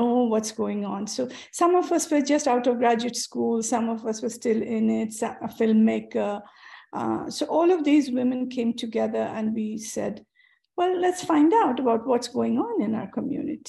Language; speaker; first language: English; non-native, local second language; Bangla